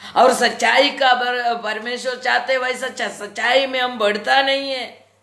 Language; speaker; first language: Hindi; non-native, local second language; Malayalam